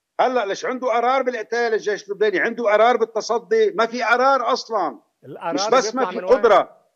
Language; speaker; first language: Arabic; native; Arabic